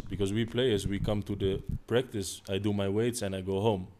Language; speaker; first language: English; non-native, fluent; Dutch